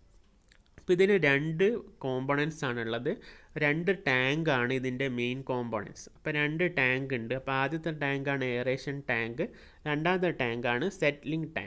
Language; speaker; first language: Malayalam; native; Malayalam